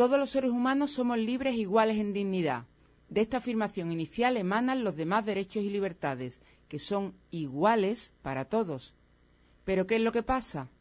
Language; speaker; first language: Spanish; native; Spanish